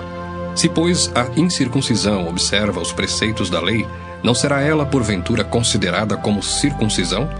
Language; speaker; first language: Portuguese; native; Portuguese